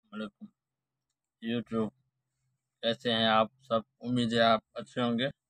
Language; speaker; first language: Urdu; non-native, local second language; Sindhi